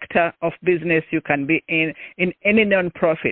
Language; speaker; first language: English; non-native, local second language; Kinyarwanda